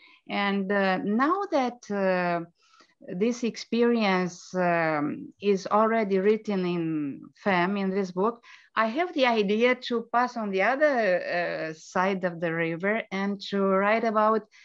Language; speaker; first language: English; non-native, fluent; Romanian